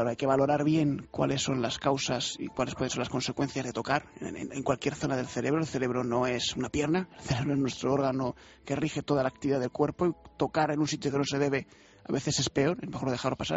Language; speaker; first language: Spanish; native; Spanish